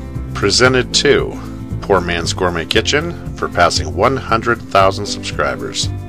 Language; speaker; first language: English; native; English